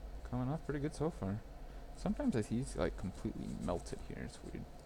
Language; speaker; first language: English; native; English